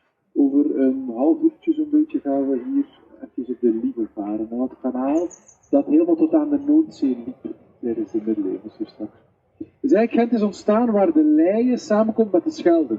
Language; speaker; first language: Dutch; native; Dutch